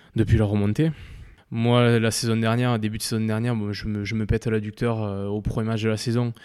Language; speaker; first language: French; native; French